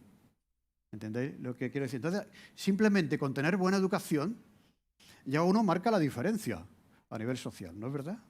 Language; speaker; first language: Spanish; native; Spanish